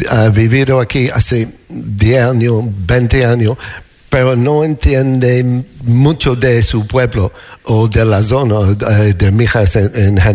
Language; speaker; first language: Spanish; non-native, fluent; English